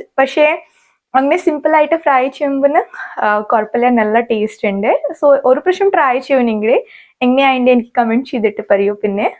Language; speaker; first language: Malayalam; non-native, learner; Hindi